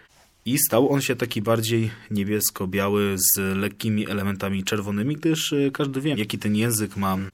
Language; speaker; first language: Polish; native; Polish